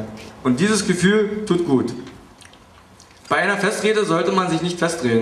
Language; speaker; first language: German; native; German